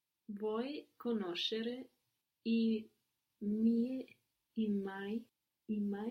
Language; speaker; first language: Italian; non-native, learner; English